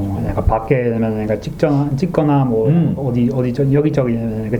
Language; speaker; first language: Korean; non-native, learner; English